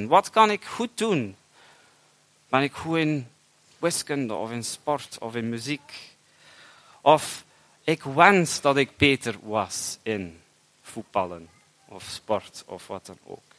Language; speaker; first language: Dutch; non-native, fluent; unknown